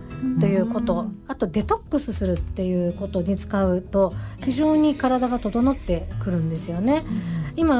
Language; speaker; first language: Japanese; native; Japanese